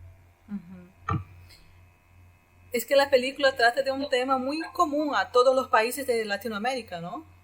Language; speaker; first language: Spanish; non-native, fluent; Portuguese